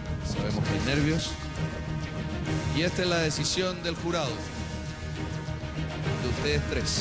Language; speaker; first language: Spanish; native; Spanish